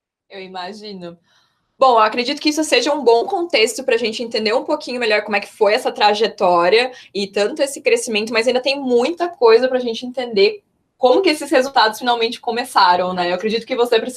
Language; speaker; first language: Portuguese; native; Portuguese